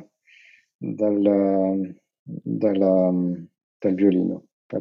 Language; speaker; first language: Italian; non-native, fluent; Russian